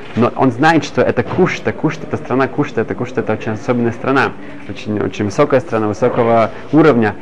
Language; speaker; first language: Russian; early bilingual, heritage; Hebrew